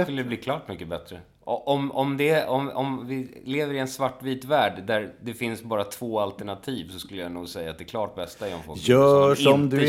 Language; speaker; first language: Swedish; native; Swedish